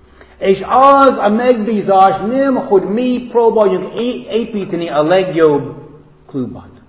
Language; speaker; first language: Hungarian; non-native, fluent; English